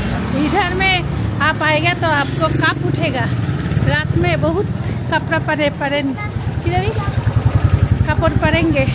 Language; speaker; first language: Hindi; non-native, learner; Bangla